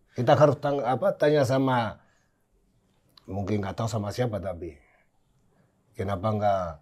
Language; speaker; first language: Indonesian; non-native, fluent; Spanish